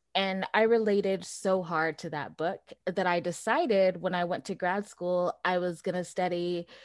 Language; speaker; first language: English; early bilingual, other home language; Portuguese